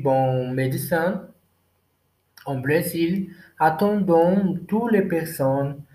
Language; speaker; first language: French; non-native, learner; Portuguese